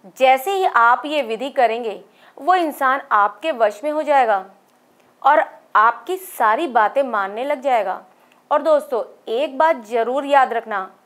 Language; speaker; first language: Hindi; native; Hindi